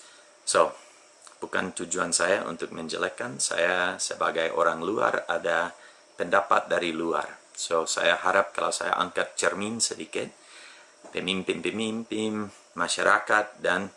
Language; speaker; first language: Indonesian; non-native, fluent; English